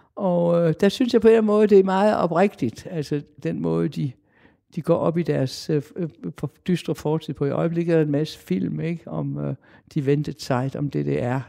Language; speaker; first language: Danish; native; Danish